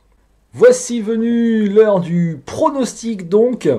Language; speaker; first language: French; native; French